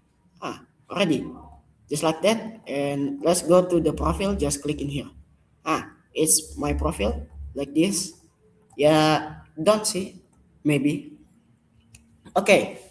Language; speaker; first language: English; non-native, learner; Indonesian